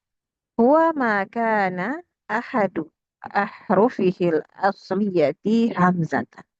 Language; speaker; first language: Arabic; non-native, fluent; Indonesian